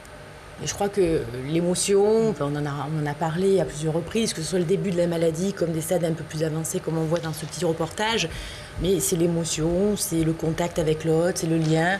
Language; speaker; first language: French; native; French